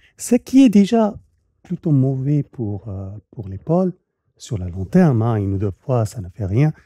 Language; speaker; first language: French; native; French